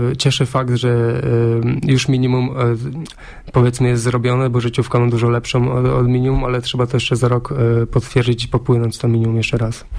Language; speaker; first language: Polish; native; Polish